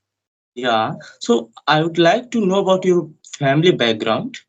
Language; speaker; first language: English; non-native, learner; Hindi